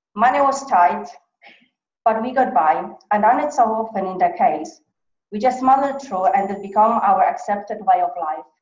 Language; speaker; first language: English; non-native, fluent; Polish